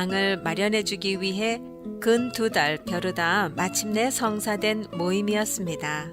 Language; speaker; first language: Korean; native; Korean